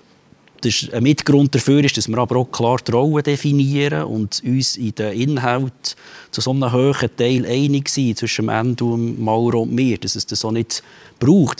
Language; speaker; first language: German; native; German